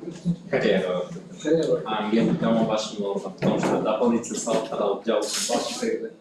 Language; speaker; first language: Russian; non-native, local second language; Kyrgyz